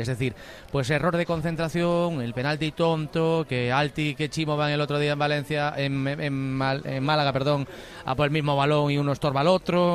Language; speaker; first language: Spanish; native; Spanish